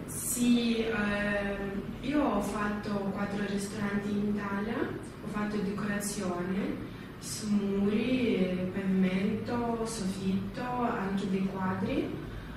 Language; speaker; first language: Italian; non-native, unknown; Russian